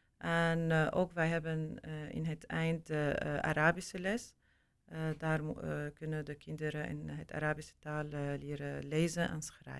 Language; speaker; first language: Dutch; non-native, learner; Arabic